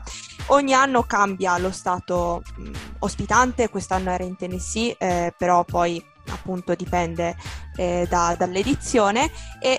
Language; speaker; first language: Italian; native; Italian